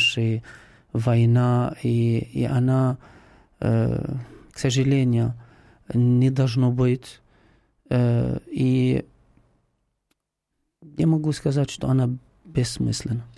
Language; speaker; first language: Russian; non-native, fluent; Arabic